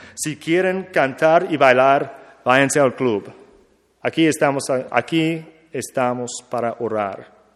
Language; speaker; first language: Spanish; non-native, learner; English